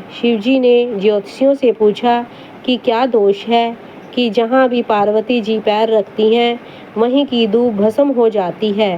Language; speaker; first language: Hindi; native; Hindi